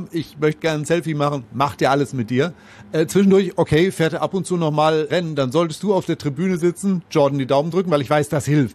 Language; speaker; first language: German; native; German